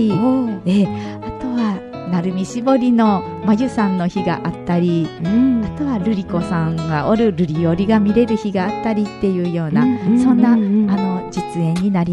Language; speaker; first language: Japanese; native; Japanese